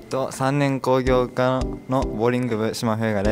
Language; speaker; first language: Japanese; native; Japanese